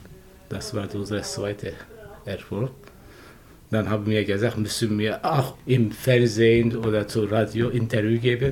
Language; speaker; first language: German; non-native, learner; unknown